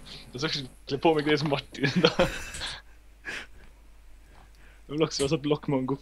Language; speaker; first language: Swedish; native; Swedish